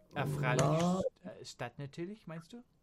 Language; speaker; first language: German; non-native, fluent; English